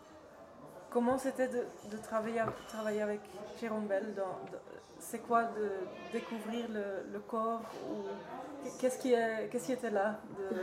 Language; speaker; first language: French; non-native, learner; Dutch